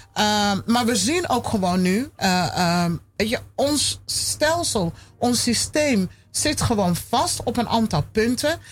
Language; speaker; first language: Dutch; early bilingual, other home language; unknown